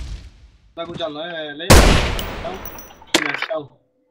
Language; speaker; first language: Spanish; native; Spanish